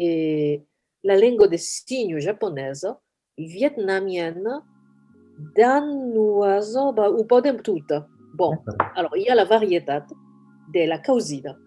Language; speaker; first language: French; non-native, fluent; Japanese